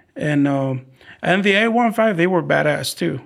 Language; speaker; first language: English; non-native, fluent; Arabic